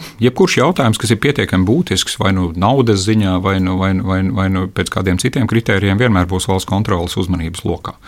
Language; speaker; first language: Latvian; native; Latvian